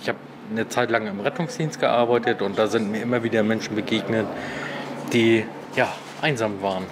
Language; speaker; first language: German; native; German